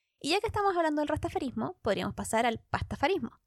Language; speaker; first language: Spanish; native; Spanish